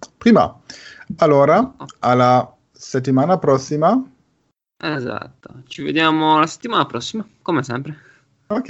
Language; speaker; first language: Italian; non-native, fluent; German